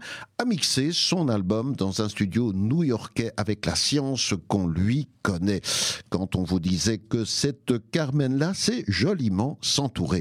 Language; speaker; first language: French; native; French